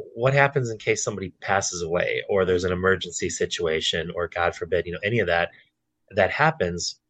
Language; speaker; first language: English; native; English